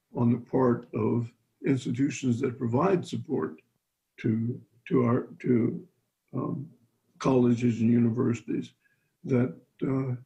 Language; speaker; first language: English; native; English